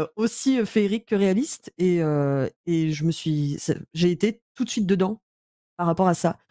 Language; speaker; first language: French; native; French